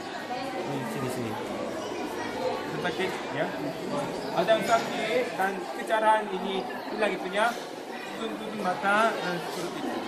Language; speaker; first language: Indonesian; non-native, learner; Korean